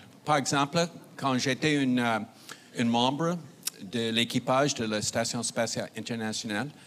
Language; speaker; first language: French; non-native, fluent; English